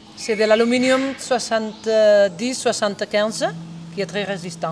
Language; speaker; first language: French; non-native, fluent; Spanish